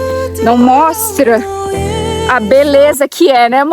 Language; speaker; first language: Portuguese; native; Portuguese